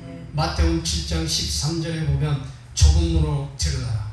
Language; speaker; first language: Korean; native; Korean